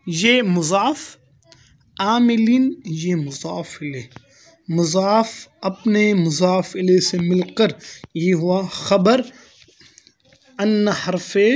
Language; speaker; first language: Urdu; non-native, local second language; Pashto